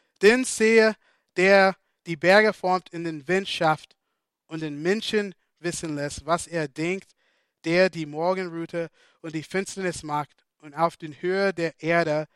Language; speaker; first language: German; non-native, fluent; English